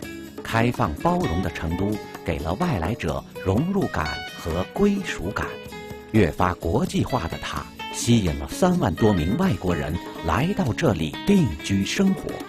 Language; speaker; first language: Chinese; native; Chinese